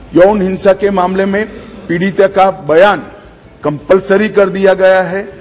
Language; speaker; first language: Hindi; non-native, local second language; Gujarati